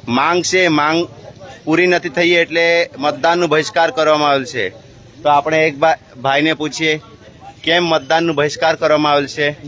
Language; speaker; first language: Gujarati; non-native, local second language; Bhili